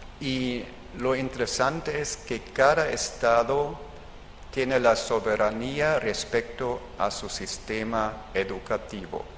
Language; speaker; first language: Spanish; non-native, fluent; German